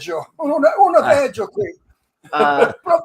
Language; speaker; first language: Italian; early bilingual, heritage; English